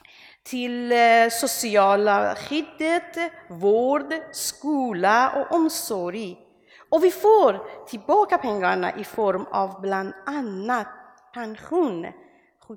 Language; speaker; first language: Swedish; non-native, learner; Persian